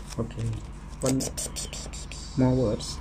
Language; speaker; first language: English; non-native, learner; Thai